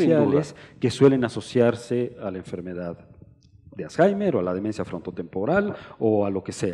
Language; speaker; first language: Spanish; native; Spanish